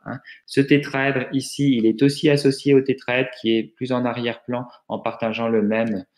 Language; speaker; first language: French; native; French